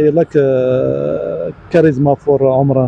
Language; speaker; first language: English; non-native, learner; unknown